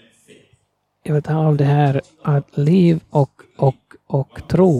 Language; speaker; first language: Swedish; non-native, fluent; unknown